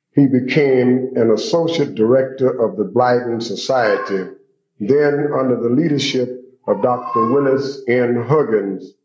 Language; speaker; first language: English; native; English